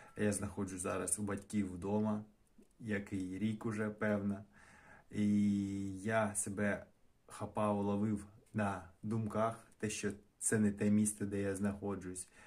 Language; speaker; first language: Ukrainian; non-native, local second language; Russian